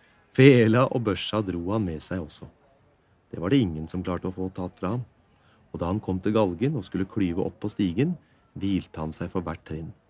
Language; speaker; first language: Norwegian; native; Norwegian